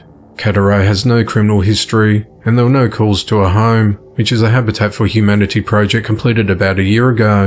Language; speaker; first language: English; native; English